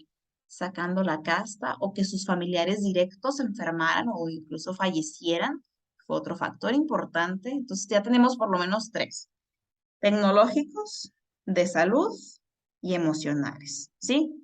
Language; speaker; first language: Spanish; native; Spanish